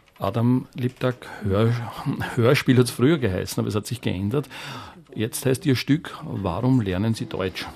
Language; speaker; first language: German; native; German